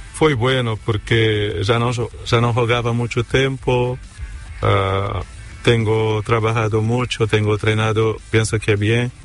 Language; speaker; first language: Spanish; non-native, learner; Portuguese